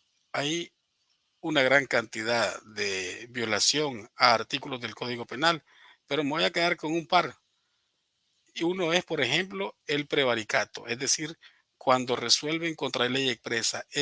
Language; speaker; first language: Spanish; native; Spanish